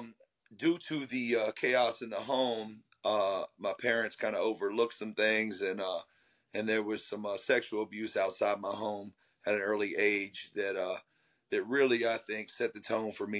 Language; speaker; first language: English; native; English